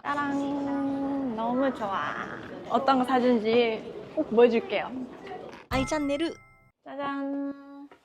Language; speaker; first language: Korean; non-native, learner; Japanese